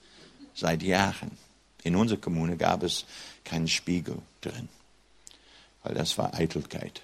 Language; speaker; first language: German; non-native, fluent; English